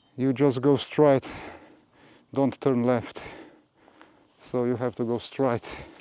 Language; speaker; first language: English; non-native, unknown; Slovenian